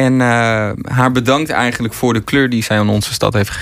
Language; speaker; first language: Dutch; native; Dutch